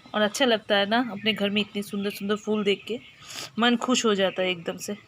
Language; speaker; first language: Hindi; non-native, local second language; Bangla